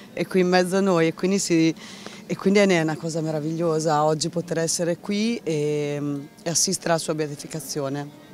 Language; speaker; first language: Italian; native; Italian